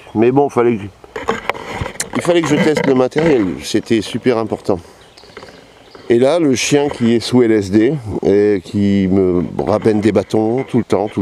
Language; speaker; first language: French; native; French